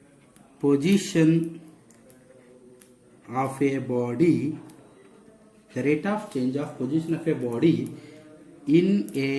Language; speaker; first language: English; non-native, local second language; Kannada